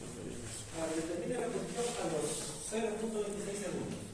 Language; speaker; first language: Spanish; native; Spanish